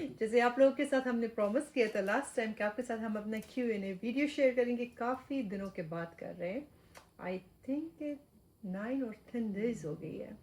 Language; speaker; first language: Urdu; non-native, fluent; Persian